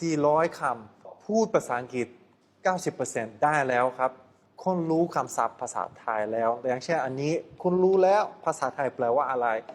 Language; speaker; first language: Thai; non-native, fluent; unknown